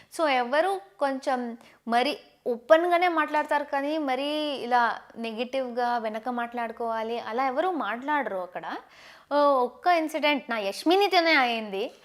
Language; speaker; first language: Telugu; non-native, local second language; Tamil